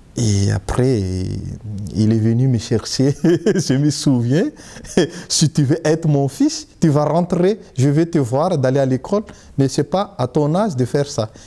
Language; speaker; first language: French; non-native, local second language; Malagasy